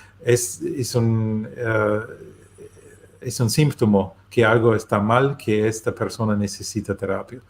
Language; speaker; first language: Spanish; non-native, learner; German